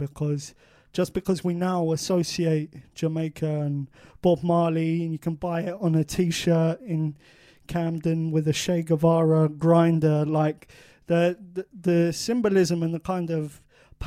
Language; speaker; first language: English; native; English